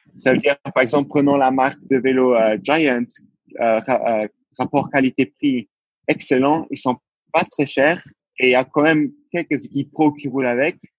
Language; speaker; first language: French; non-native, local second language; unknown